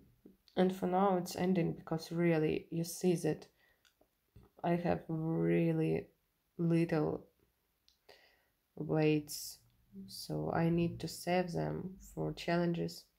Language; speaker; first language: English; non-native, learner; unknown